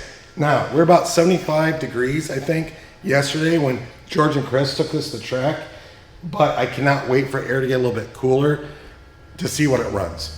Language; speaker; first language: English; native; English